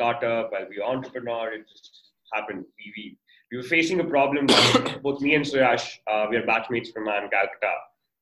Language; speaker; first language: English; non-native, local second language; Hindi